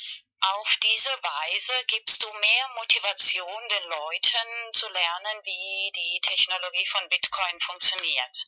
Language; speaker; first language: German; non-native, fluent; Spanish